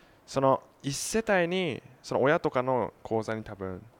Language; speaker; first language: Japanese; native; Japanese